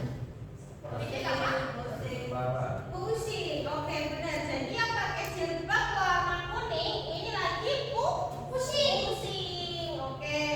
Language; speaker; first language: Indonesian; native; Indonesian